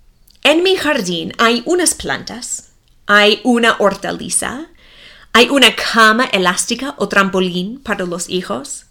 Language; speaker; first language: Spanish; non-native, fluent; English